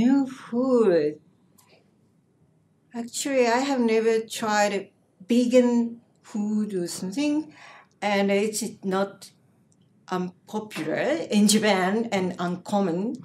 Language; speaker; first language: English; non-native, learner; Japanese